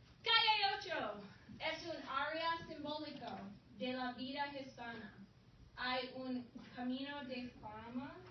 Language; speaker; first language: Spanish; non-native, fluent; English